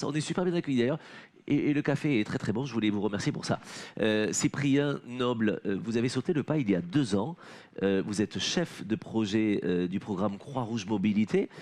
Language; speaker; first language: French; native; French